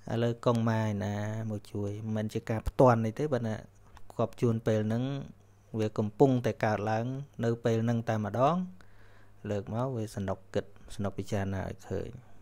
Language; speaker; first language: Khmer; native; Khmer